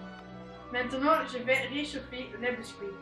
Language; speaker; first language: French; non-native, learner; Dutch